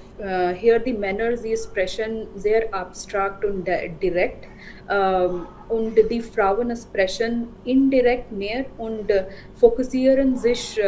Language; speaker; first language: German; non-native, learner; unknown